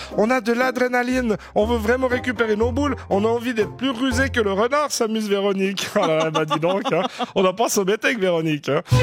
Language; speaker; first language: French; native; French